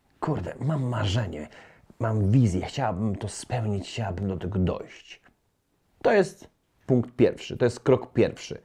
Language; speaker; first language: Polish; native; Polish